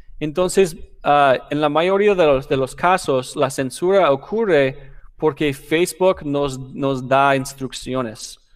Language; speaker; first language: Spanish; non-native, fluent; English